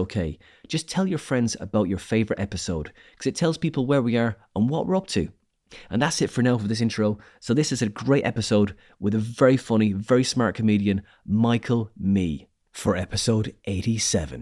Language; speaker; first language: English; native; English